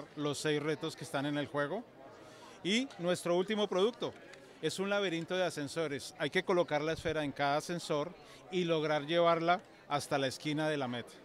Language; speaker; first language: Spanish; native; Spanish